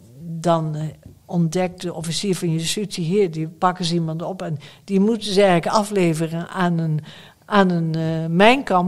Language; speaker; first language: Dutch; native; Dutch